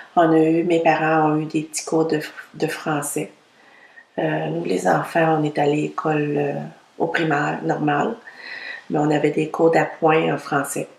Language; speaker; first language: French; early bilingual, other home language; Vietnamese